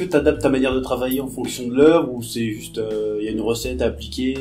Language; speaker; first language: French; native; French